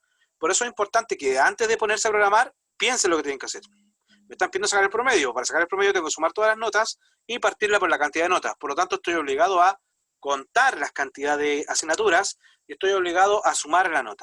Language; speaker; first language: Spanish; native; Spanish